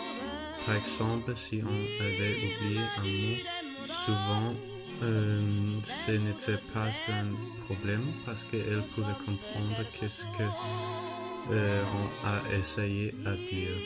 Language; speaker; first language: French; non-native, learner; Danish